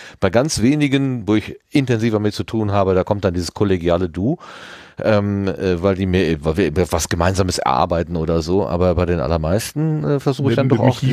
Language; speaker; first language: German; native; German